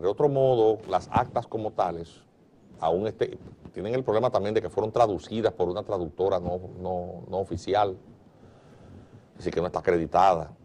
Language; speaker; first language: Spanish; native; Spanish